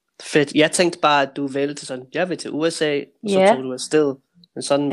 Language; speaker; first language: Danish; early bilingual, heritage; Danish